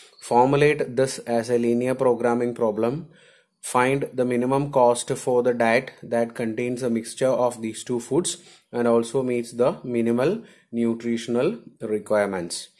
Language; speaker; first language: English; non-native, local second language; Malayalam